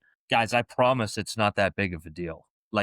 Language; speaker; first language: English; native; English